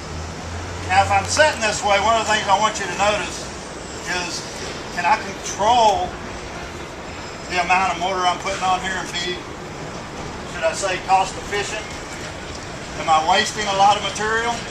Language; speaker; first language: English; native; English